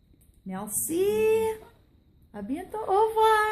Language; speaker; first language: French; non-native, learner; English